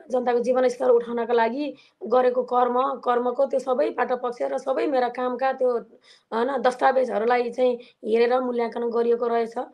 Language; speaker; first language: Nepali; native; Nepali